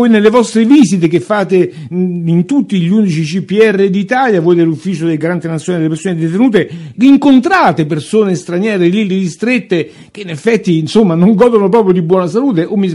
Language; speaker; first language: Italian; native; Italian